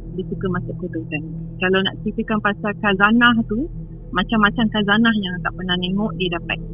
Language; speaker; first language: Malay; native; Malay